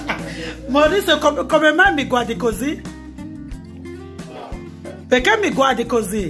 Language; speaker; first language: Italian; non-native, learner; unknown